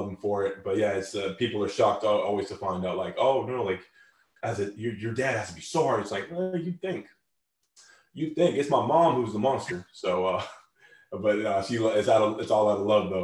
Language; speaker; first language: English; native; English